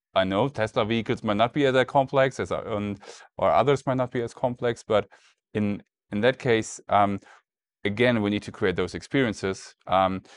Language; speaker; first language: English; non-native, fluent; German